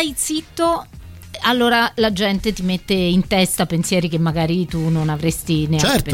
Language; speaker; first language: Italian; native; Italian